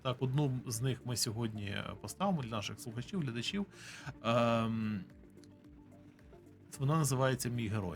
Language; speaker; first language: Ukrainian; native; Ukrainian